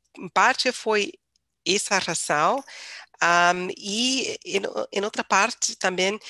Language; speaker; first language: Portuguese; non-native, fluent; English